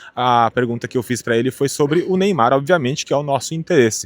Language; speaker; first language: Portuguese; native; Portuguese